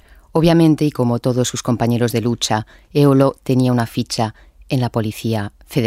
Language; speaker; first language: Spanish; native; Spanish